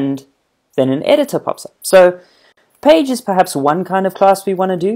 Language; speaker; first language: English; native; English